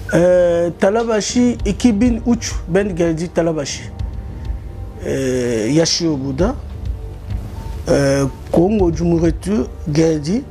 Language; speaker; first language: Turkish; non-native, learner; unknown